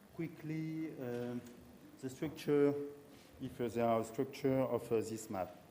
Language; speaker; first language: English; non-native, learner; French